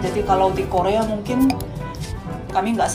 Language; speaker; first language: Indonesian; non-native, fluent; Korean